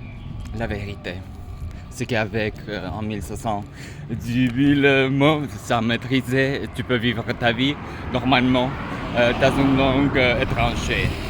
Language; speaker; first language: French; non-native, learner; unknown